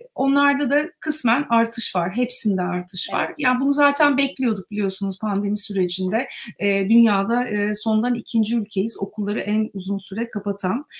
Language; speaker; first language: Turkish; native; Turkish